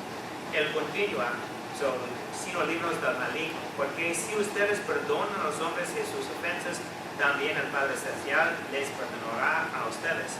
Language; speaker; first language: Spanish; non-native, fluent; English